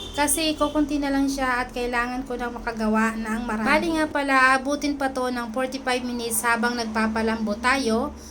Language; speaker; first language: Filipino; non-native, local second language; Bikol